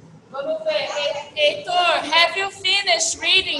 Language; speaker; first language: English; non-native, fluent; Portuguese